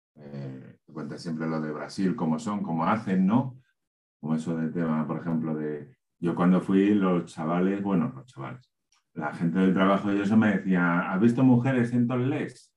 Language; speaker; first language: Spanish; native; Spanish